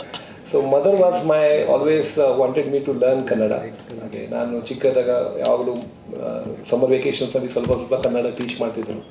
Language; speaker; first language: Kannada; non-native, local second language; Tulu